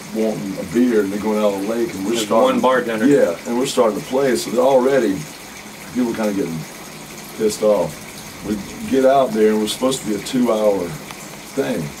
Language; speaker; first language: English; native; English